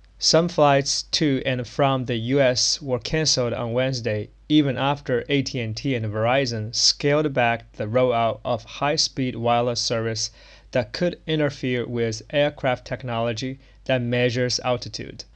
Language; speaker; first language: English; non-native, fluent; Chinese